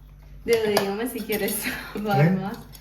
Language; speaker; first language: Spanish; non-native, fluent; English